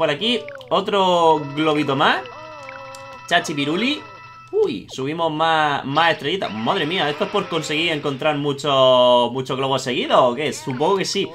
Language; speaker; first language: Spanish; native; Spanish